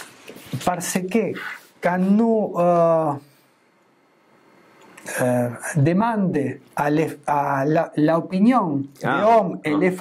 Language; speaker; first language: French; non-native, fluent; Spanish